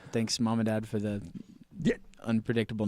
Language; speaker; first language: English; native; English